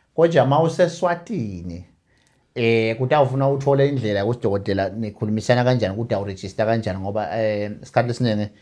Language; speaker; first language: Zulu; native; Zulu